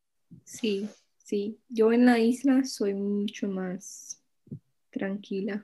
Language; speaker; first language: Spanish; non-native, fluent; English